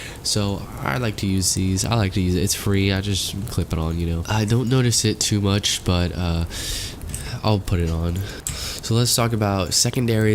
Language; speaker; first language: English; native; English